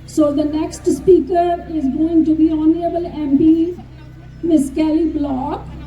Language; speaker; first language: English; non-native, local second language; Punjabi